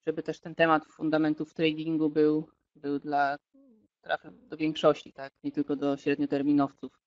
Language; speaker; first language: Polish; native; Polish